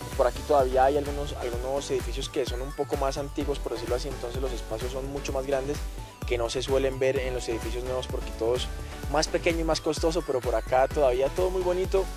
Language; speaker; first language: Spanish; native; Spanish